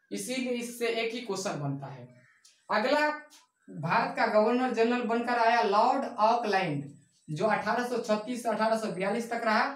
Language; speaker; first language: Hindi; native; Hindi